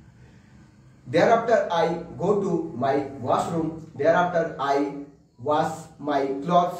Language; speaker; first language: English; non-native, learner; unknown